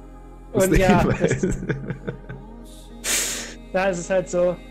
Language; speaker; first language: German; native; German